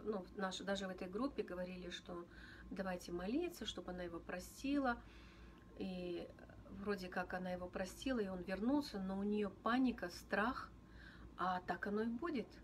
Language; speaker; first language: Russian; native; Russian